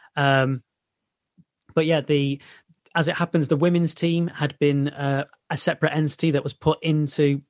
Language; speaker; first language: English; native; English